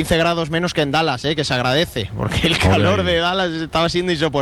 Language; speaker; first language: Spanish; native; Spanish